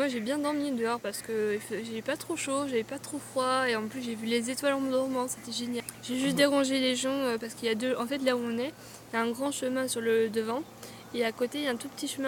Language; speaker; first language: French; native; French